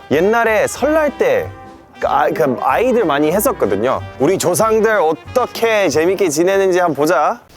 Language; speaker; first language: Korean; non-native, fluent; English